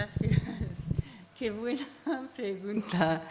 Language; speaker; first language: Spanish; non-native, fluent; English